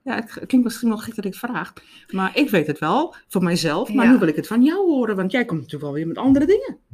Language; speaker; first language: Dutch; non-native, fluent; Afrikaans